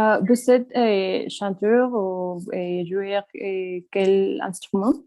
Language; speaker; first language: French; non-native, fluent; Spanish